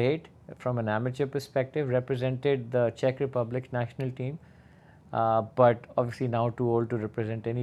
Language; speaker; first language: English; non-native, local second language; Urdu